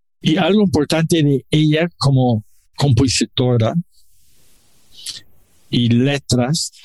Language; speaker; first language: Spanish; non-native, learner; English